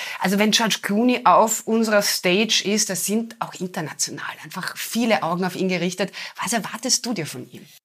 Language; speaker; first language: German; native; German